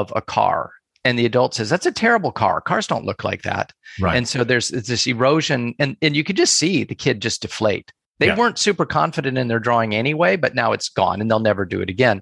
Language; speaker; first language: English; native; English